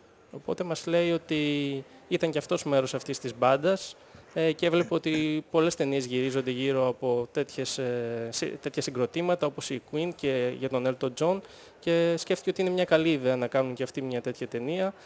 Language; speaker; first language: Greek; native; Greek